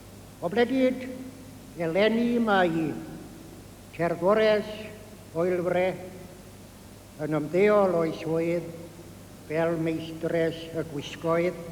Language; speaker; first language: Welsh; native; Welsh